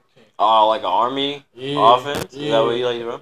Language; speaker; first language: English; native; English